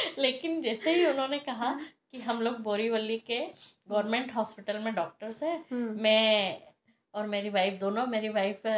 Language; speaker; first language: Hindi; native; Hindi